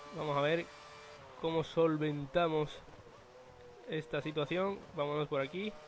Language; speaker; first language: Spanish; native; Spanish